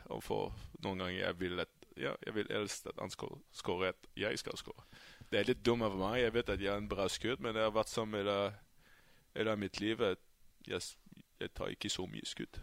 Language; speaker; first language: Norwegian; non-native, fluent; French